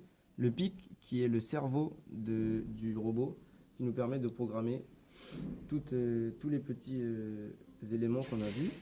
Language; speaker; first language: French; native; French